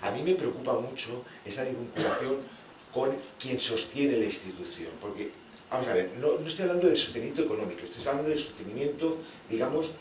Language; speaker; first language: Spanish; native; Spanish